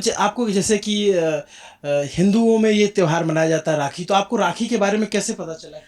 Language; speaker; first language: Hindi; native; Hindi